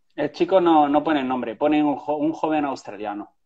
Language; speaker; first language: Spanish; native; Spanish